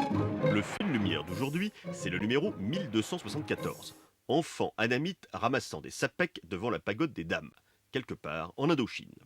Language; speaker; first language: French; native; French